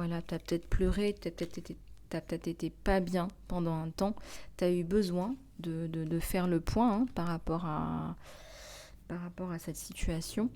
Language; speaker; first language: French; native; French